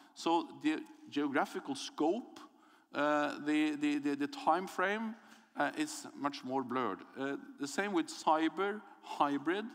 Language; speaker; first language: English; non-native, fluent; Norwegian